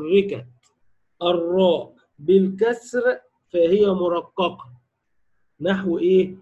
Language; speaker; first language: Arabic; native; Arabic